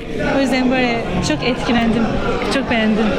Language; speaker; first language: Turkish; early bilingual, heritage; Turkish